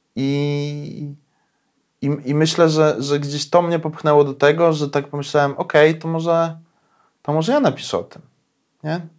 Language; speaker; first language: Polish; native; Polish